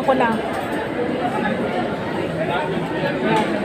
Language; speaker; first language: Filipino; native; Filipino